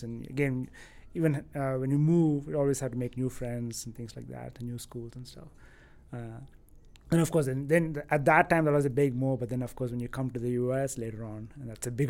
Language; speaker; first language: English; non-native, local second language; Tamil